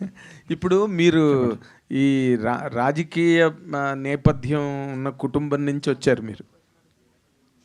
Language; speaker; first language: Telugu; native; Telugu